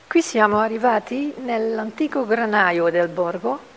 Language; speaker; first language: Italian; non-native, fluent; Dutch